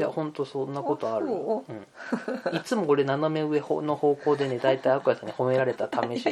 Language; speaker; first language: Japanese; native; Japanese